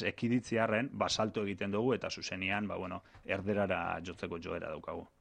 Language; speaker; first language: Basque; native; Basque